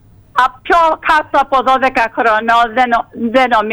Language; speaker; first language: Greek; early bilingual, heritage; Greek